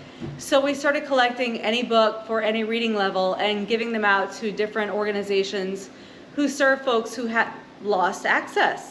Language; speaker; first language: English; native; English